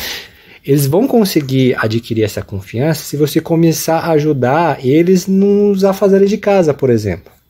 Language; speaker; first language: Portuguese; native; Portuguese